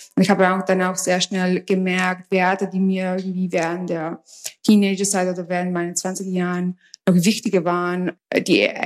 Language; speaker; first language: German; early bilingual, other home language; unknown